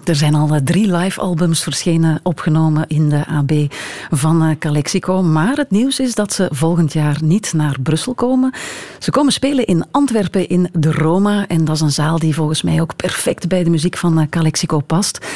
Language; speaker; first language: Dutch; native; Dutch